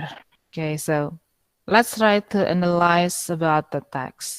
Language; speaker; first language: English; non-native, fluent; Indonesian